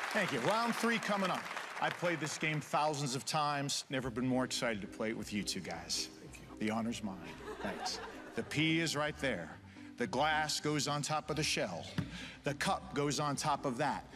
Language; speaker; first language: English; native; English